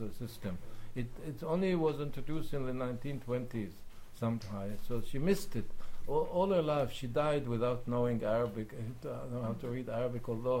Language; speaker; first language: English; non-native, fluent; Arabic